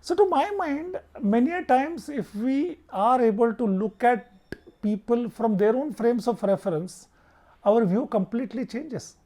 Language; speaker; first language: English; non-native, local second language; Marathi